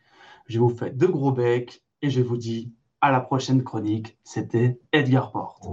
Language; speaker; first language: French; native; French